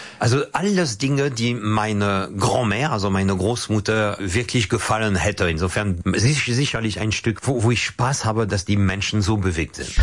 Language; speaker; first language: German; non-native, fluent; French